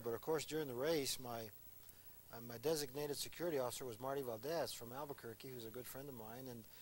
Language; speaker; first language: English; early bilingual, other home language; Spanish